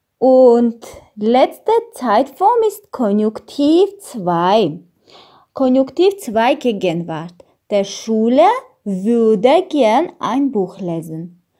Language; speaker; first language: German; non-native, learner; Armenian